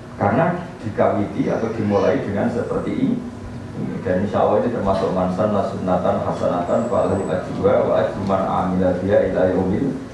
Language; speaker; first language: Malay; non-native, local second language; Javanese